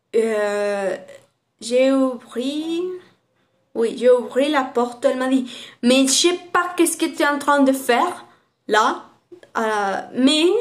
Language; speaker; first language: French; non-native, fluent; Spanish